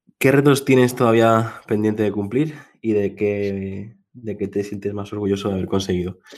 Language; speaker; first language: Spanish; non-native, local second language; Catalan